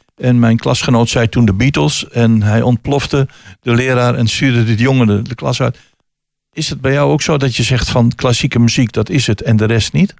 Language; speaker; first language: Dutch; native; Dutch